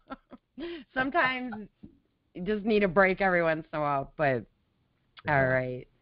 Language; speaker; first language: English; native; English